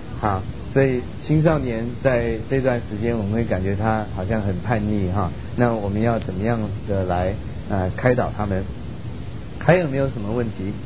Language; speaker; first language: Chinese; early bilingual, other home language; Min Nan Chinese